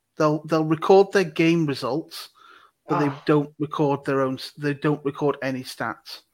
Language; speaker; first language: English; native; English